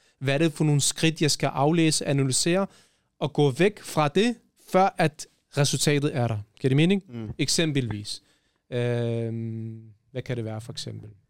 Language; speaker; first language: Danish; early bilingual, other home language; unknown